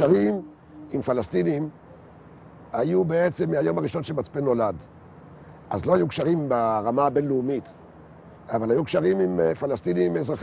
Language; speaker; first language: Hebrew; native; Hebrew